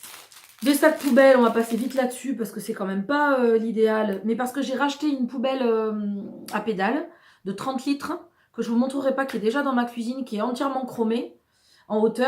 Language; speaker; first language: French; native; French